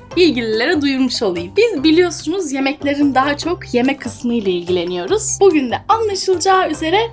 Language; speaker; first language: Turkish; non-native, fluent; Russian